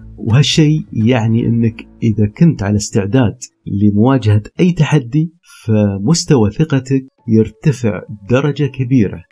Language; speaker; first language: Arabic; native; Arabic